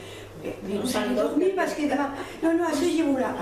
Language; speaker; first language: French; non-native, fluent; Spanish